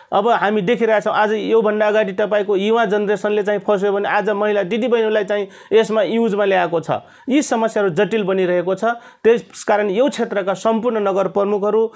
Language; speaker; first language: Nepali; non-native, local second language; Rana Tharu